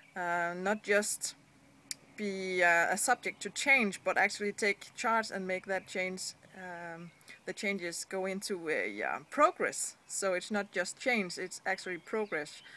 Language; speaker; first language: English; non-native, fluent; Danish